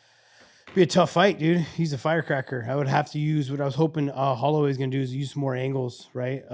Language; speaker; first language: English; native; English